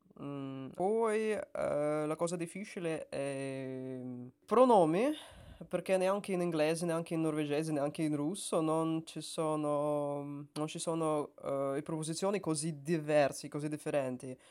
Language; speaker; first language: Italian; non-native, learner; Russian